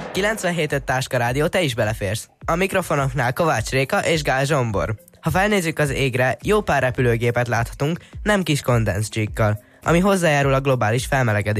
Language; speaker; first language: Hungarian; native; Hungarian